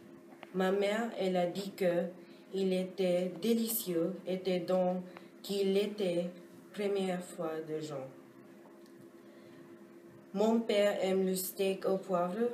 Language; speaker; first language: French; non-native, learner; English